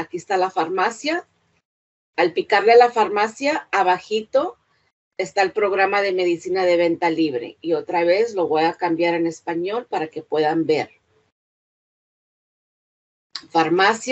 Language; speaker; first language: Spanish; early bilingual, heritage; Spanish